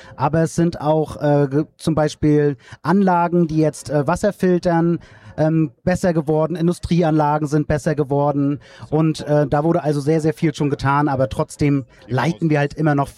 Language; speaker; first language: German; native; German